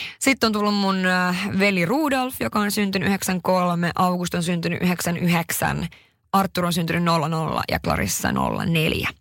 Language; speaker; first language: Finnish; early bilingual, heritage; Finnish